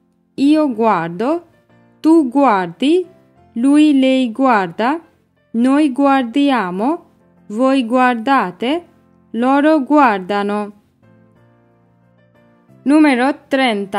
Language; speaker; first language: Italian; non-native, fluent; Bangla